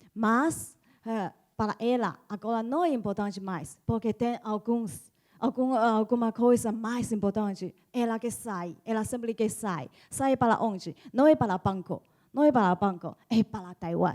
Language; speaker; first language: Portuguese; non-native, learner; Chinese